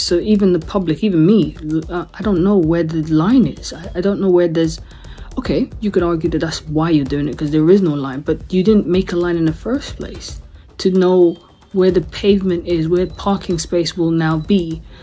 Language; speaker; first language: English; native; English